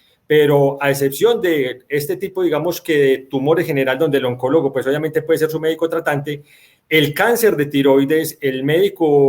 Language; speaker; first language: Spanish; native; Spanish